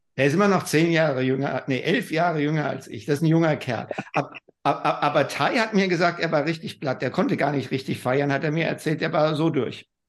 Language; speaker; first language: German; native; German